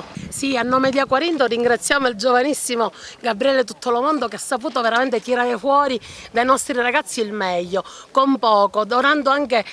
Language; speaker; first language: Italian; native; Italian